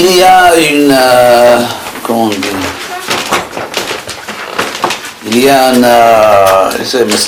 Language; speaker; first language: French; non-native, fluent; English